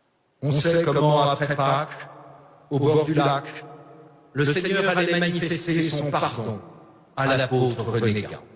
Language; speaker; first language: French; native; French